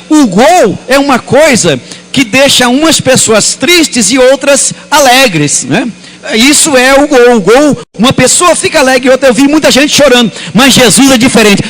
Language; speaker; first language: Portuguese; native; Portuguese